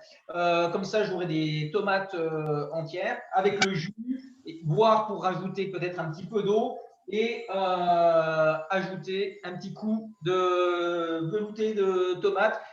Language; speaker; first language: French; native; French